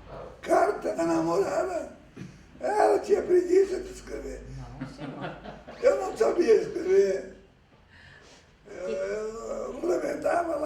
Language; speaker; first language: Portuguese; early bilingual, other home language; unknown